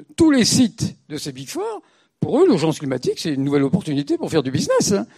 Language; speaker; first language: French; native; French